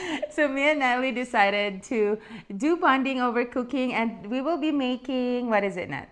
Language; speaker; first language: English; non-native, local second language; Filipino